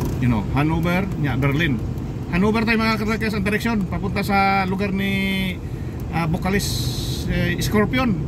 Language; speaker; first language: Filipino; non-native, local second language; Cebuano